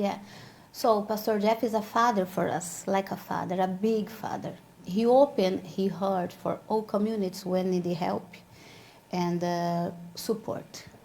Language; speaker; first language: English; non-native, learner; Portuguese